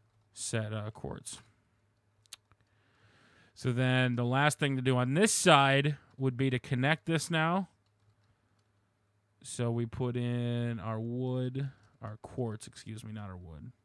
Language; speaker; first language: English; native; English